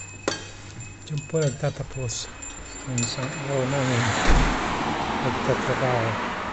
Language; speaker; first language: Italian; non-native, learner; Filipino